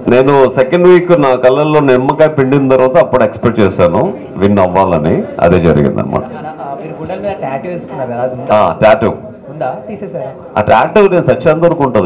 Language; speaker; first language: Telugu; native; Telugu